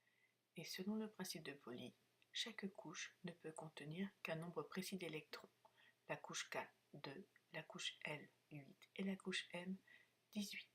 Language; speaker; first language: French; native; French